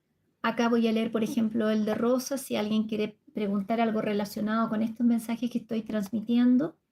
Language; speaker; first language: Spanish; native; Spanish